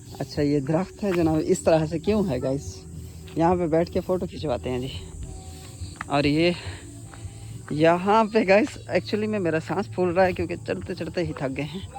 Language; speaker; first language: Urdu; non-native, local second language; Punjabi